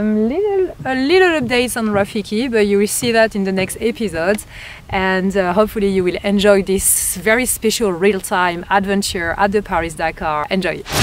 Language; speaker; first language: English; non-native, fluent; French